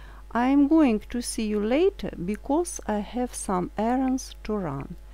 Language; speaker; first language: English; non-native, fluent; Russian